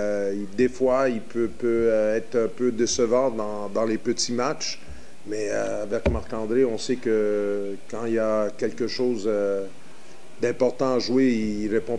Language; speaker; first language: French; native; French